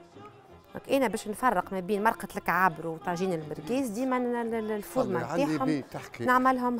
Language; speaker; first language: Arabic; native; Arabic